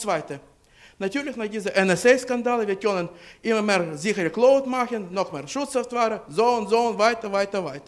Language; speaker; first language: German; non-native, fluent; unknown